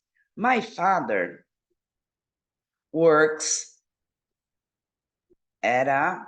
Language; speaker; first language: English; non-native, fluent; Portuguese